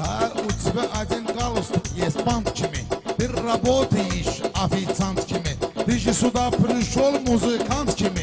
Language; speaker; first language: Russian; non-native, local second language; Talysh